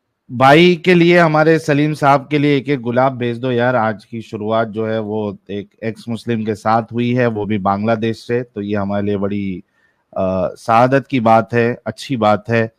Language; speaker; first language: Hindi; native; Hindi